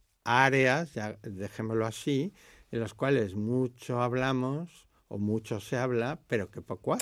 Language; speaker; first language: Spanish; native; Spanish